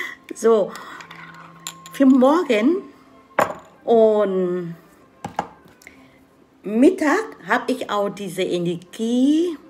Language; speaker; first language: German; non-native, learner; Vietnamese